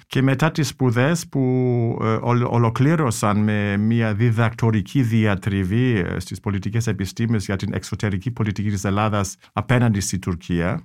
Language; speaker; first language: Greek; non-native, fluent; German